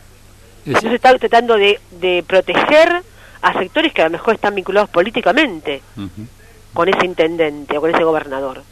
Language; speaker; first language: Spanish; native; Spanish